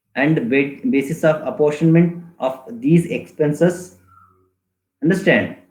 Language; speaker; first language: English; non-native, local second language; Kannada